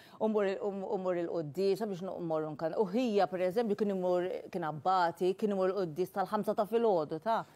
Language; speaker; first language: Maltese; native; Maltese